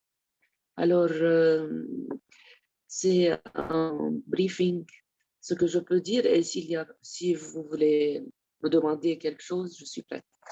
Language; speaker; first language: French; non-native, local second language; Arabic